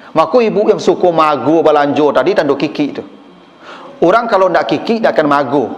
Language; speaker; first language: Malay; non-native, local second language; Minangkabau